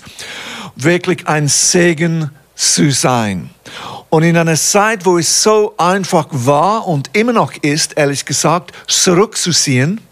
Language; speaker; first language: German; non-native, fluent; English